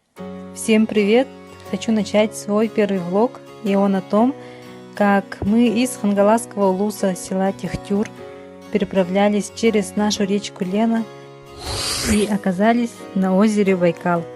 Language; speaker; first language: Russian; non-native, local second language; Yakut